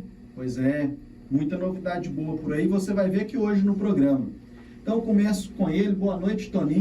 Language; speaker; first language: Portuguese; native; Portuguese